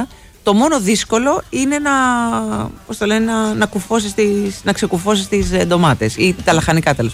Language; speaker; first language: Greek; native; Greek